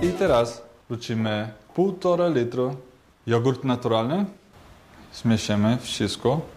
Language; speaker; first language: Polish; non-native, learner; Portuguese